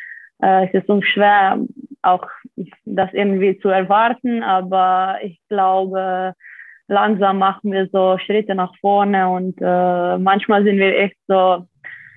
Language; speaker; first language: German; non-native, fluent; Slovenian